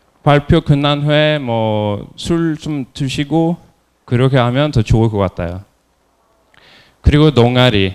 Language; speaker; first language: Korean; non-native, fluent; Norwegian